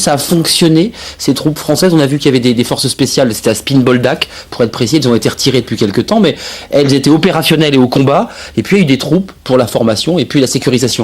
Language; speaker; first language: French; native; French